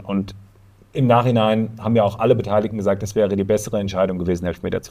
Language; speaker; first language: German; native; German